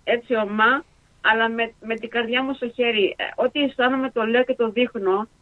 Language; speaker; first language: Greek; early bilingual, heritage; Greek